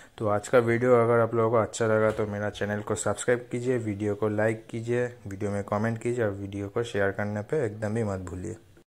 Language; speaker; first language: Hindi; native; Hindi